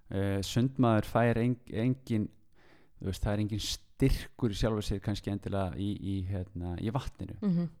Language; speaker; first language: Icelandic; native; Icelandic